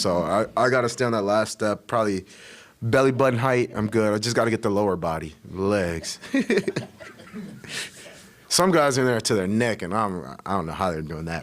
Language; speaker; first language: English; native; English